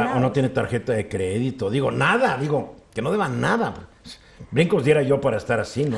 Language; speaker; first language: Spanish; native; Spanish